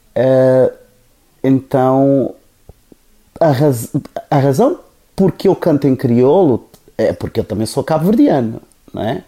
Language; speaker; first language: Portuguese; non-native, local second language; Kabuverdianu